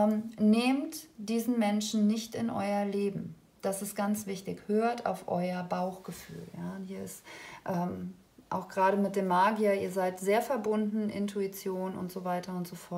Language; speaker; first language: German; native; German